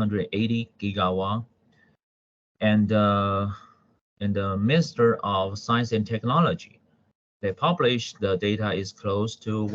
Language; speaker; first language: English; non-native, fluent; Chinese